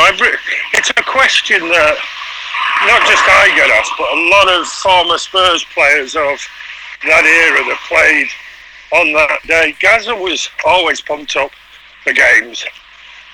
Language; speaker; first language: English; native; English